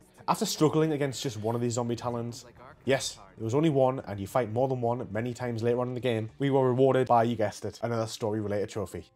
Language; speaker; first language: English; native; English